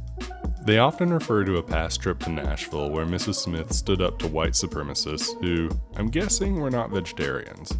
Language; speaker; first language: English; native; English